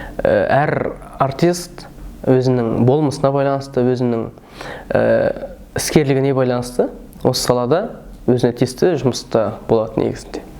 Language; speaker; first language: Kazakh; early bilingual, heritage; Kazakh